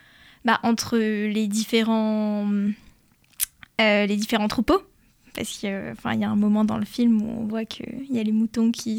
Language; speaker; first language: French; native; French